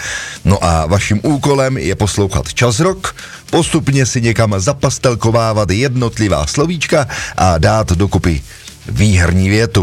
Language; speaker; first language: Czech; native; Czech